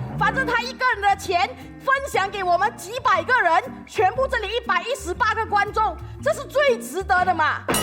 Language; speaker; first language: Chinese; native; Chinese